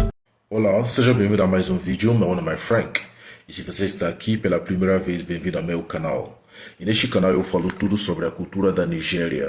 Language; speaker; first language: Portuguese; non-native, fluent; Igbo